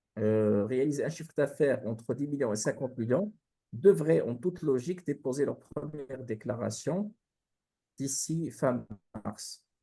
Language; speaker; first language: French; non-native, local second language; Arabic